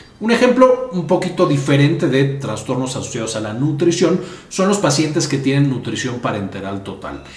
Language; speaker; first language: Spanish; native; Spanish